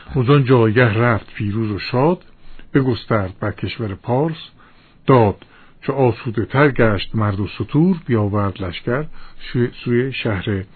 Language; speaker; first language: Persian; native; Persian